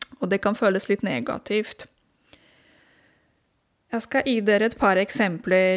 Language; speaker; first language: Norwegian; non-native, fluent; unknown